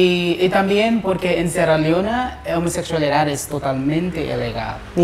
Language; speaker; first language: Spanish; non-native, learner; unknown